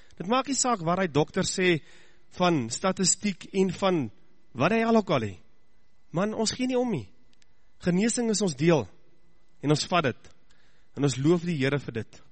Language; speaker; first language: Afrikaans; native; Afrikaans